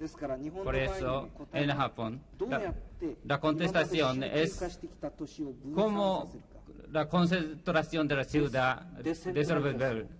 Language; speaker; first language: Spanish; non-native, learner; Japanese